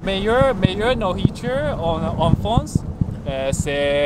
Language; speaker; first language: French; non-native, learner; Cantonese